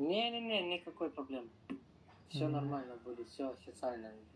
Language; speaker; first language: Russian; non-native, local second language; Romanian